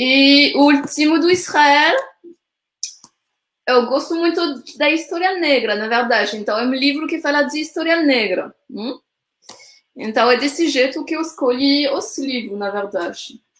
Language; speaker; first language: Portuguese; non-native, fluent; French